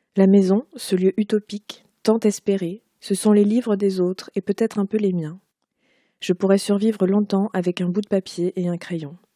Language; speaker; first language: French; native; French